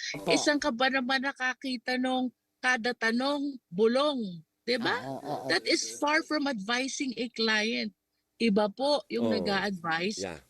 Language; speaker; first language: Filipino; native; Filipino